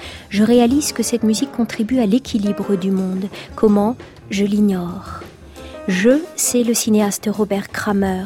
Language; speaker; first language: French; native; French